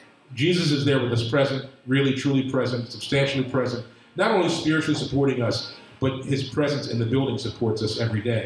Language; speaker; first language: English; native; English